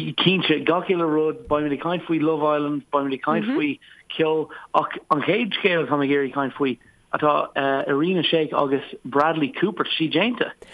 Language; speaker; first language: Irish; non-native, local second language; English